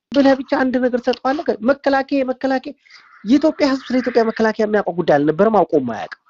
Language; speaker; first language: Amharic; non-native, local second language; Tigrinya